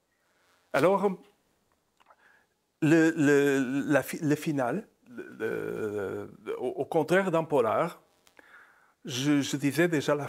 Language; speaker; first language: French; non-native, fluent; Portuguese